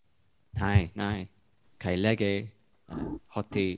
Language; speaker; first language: Greek; non-native, learner; English